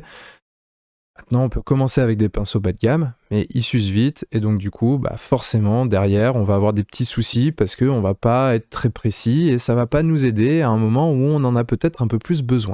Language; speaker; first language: French; native; French